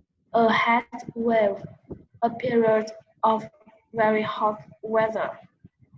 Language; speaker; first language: English; non-native, learner; Vietnamese